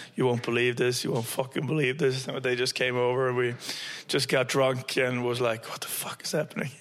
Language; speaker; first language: English; non-native, fluent; Norwegian